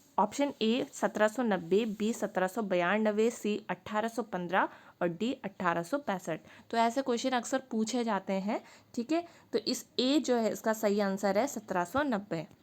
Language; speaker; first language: Hindi; native; Hindi